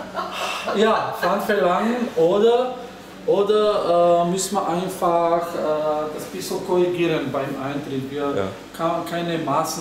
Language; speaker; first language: German; non-native, learner; Slovak